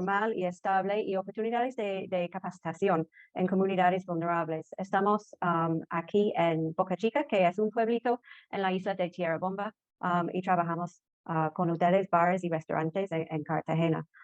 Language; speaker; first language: Spanish; non-native, fluent; English